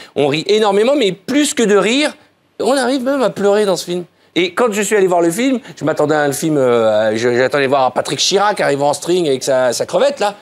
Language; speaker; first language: French; native; French